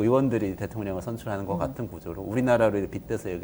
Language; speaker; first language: Korean; native; Korean